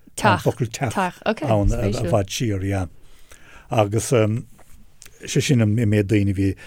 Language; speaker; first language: Irish; native; Irish